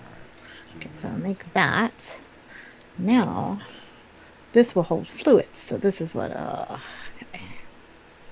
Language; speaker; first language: English; native; English